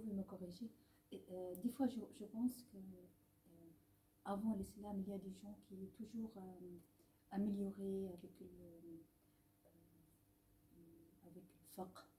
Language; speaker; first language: French; non-native, learner; Arabic